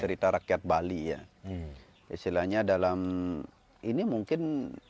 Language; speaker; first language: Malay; non-native, local second language; Balinese